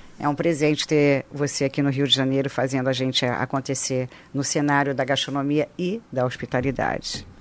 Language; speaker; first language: Portuguese; native; Portuguese